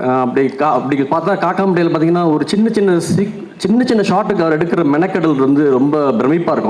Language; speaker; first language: Tamil; native; Tamil